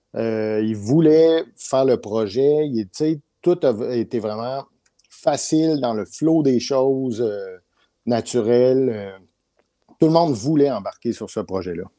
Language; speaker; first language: French; native; French